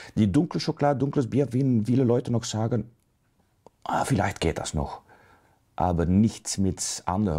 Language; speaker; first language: German; non-native, learner; Dutch